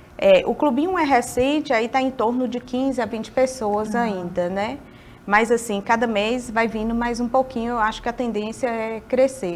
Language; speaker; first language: Portuguese; native; Portuguese